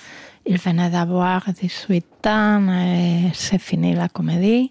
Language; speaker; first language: French; non-native, fluent; Spanish